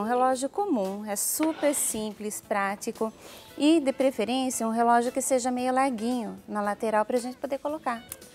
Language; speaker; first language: Portuguese; native; Portuguese